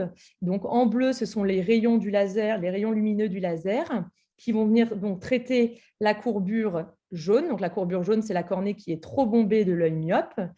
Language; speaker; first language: French; native; French